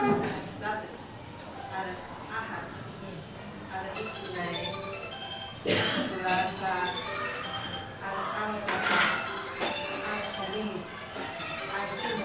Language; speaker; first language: Arabic; non-native, learner; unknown